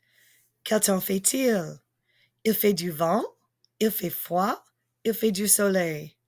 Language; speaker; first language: French; non-native, fluent; English